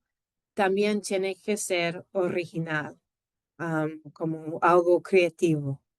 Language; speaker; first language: Spanish; non-native, fluent; English